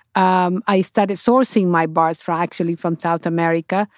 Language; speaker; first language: English; non-native, fluent; Spanish